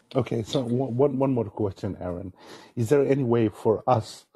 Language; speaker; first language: English; non-native, fluent; Dutch